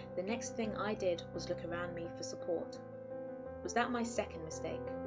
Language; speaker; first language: English; native; English